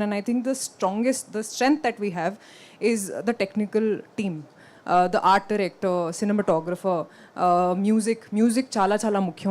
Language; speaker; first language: Telugu; non-native, local second language; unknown